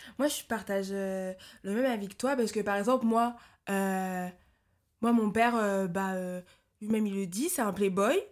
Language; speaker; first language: French; early bilingual, other home language; Lingala